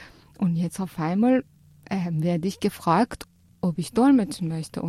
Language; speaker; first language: German; non-native, fluent; Persian